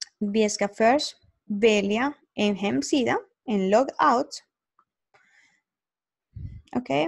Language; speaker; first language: Swedish; non-native, learner; Spanish